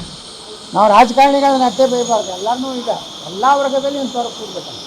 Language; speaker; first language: Kannada; native; Kannada